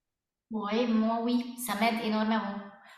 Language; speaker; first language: French; non-native, fluent; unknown